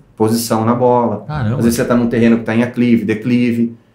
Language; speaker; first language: Portuguese; native; Portuguese